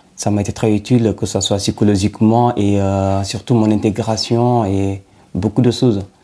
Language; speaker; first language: French; non-native, fluent; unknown